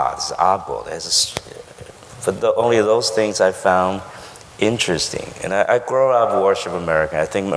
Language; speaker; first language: English; non-native, fluent; Chinese